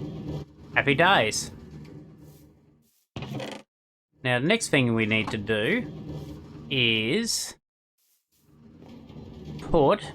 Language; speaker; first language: English; native; English